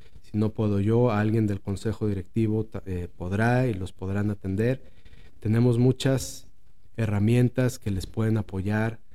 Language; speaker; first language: Spanish; native; Spanish